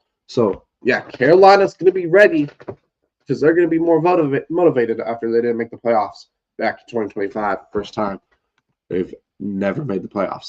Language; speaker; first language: English; native; English